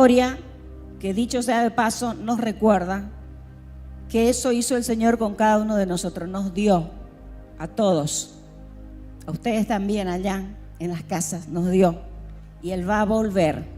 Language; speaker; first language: Spanish; native; Spanish